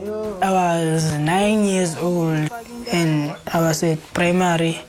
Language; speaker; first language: English; non-native, local second language; Xhosa